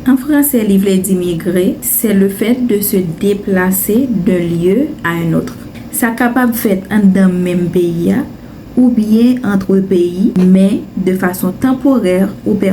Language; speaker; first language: French; non-native, learner; Haitian Creole